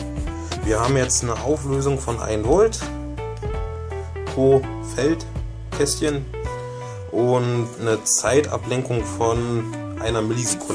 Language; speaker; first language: German; native; German